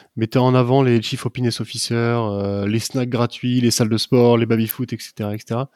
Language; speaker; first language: French; native; French